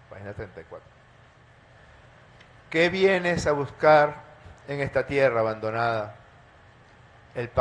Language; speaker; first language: Spanish; native; Spanish